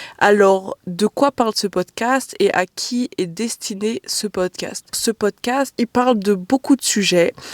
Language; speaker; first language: French; native; French